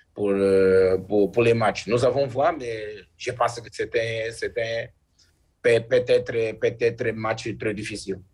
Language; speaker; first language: French; non-native, learner; Portuguese